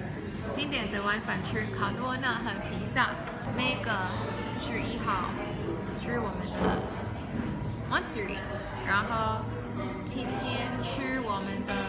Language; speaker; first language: Chinese; non-native, learner; Filipino